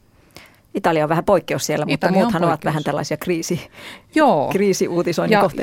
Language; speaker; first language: Finnish; native; Finnish